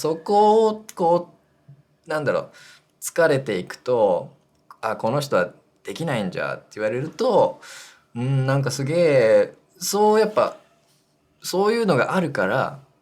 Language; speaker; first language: Japanese; native; Japanese